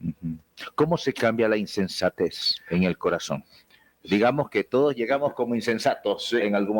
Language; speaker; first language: Spanish; native; Spanish